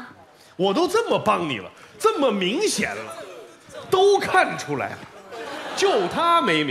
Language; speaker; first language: Chinese; native; Chinese